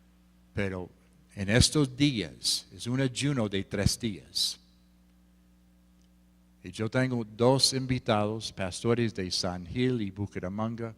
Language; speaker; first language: Spanish; non-native, fluent; English